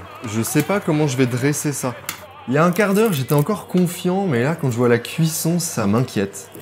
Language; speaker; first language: French; native; French